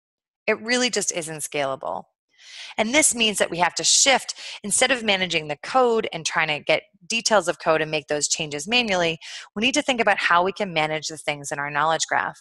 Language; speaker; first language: English; native; English